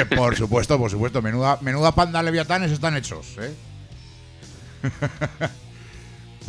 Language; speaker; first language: Spanish; native; Spanish